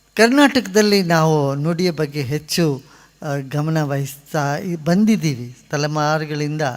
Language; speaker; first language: Kannada; non-native, local second language; Tamil